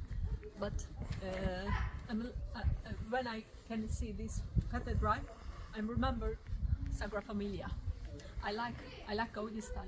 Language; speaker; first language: English; non-native, learner; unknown